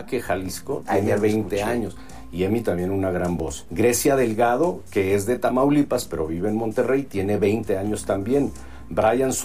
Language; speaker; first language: Spanish; native; Spanish